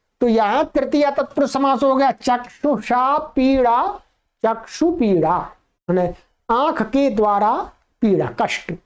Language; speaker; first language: Hindi; native; Hindi